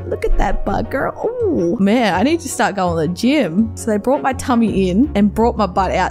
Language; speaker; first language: English; native; English